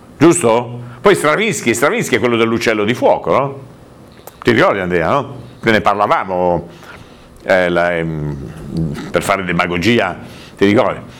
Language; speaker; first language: Italian; native; Italian